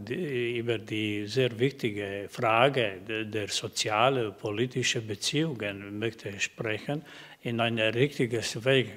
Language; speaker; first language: German; non-native, learner; Croatian